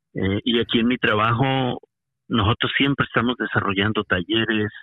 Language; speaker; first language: Spanish; native; Spanish